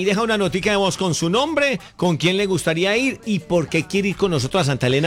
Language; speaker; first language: Spanish; native; Spanish